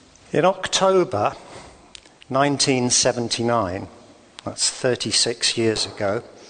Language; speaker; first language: English; native; English